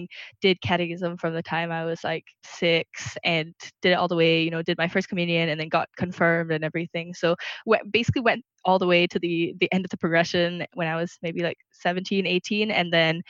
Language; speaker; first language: English; native; English